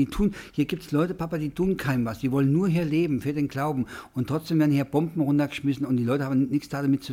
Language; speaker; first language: German; native; German